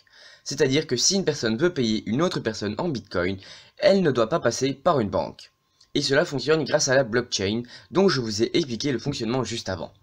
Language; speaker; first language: French; native; French